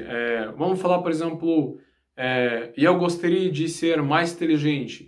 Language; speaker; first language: Portuguese; non-native, learner; Russian